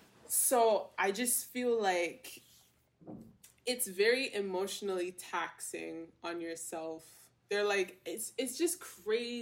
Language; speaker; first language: English; non-native, local second language; Yoruba